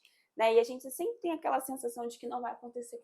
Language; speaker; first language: Portuguese; native; Portuguese